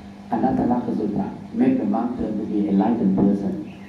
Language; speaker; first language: English; non-native, fluent; Thai